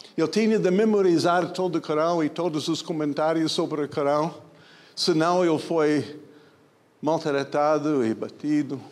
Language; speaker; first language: Portuguese; non-native, fluent; English